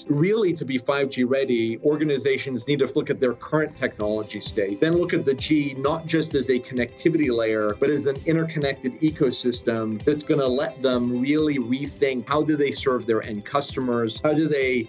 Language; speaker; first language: English; native; English